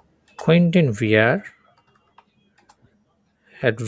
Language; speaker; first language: German; non-native, fluent; Bangla